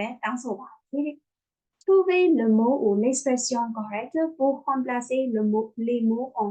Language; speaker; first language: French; non-native, fluent; Burmese